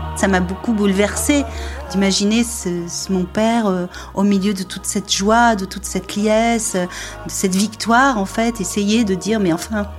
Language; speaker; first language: French; native; French